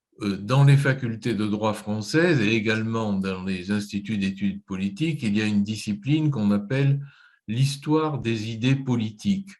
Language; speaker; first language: French; native; French